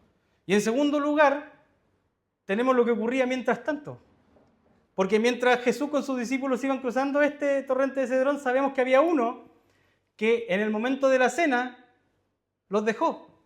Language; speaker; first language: Spanish; native; Spanish